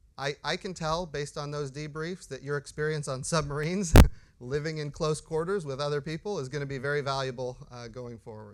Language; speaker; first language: English; native; English